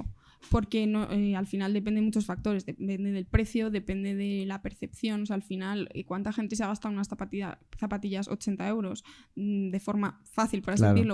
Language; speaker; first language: Spanish; native; Spanish